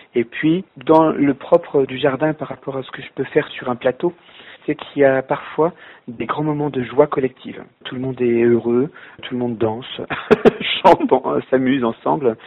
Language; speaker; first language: French; native; French